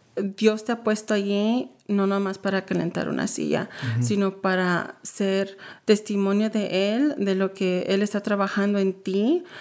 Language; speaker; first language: Spanish; early bilingual, heritage; Spanish